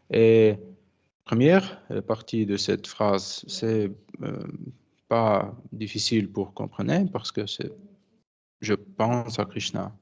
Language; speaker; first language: French; non-native, learner; Russian